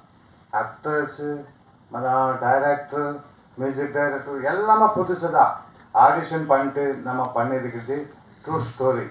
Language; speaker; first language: Tamil; non-native, learner; Kannada